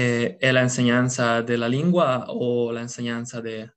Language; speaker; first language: Italian; non-native, learner; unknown